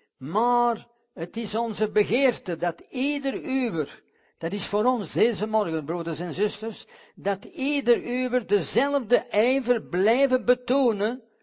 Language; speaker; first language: Dutch; non-native, fluent; English